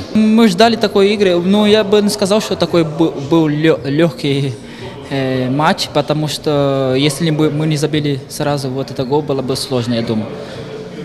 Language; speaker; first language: Russian; non-native, fluent; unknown